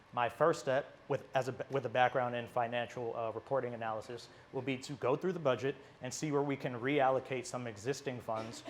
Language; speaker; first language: English; native; English